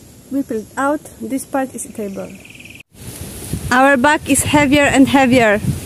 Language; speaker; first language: English; non-native, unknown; Polish